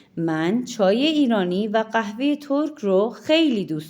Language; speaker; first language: Persian; non-native, fluent; Urdu